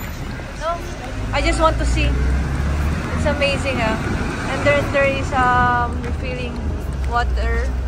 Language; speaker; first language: English; non-native, local second language; Filipino